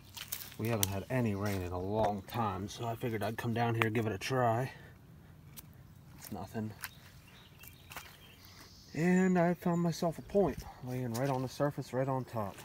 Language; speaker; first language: English; native; English